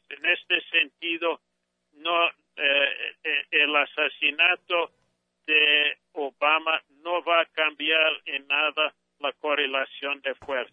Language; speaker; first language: Spanish; non-native, fluent; English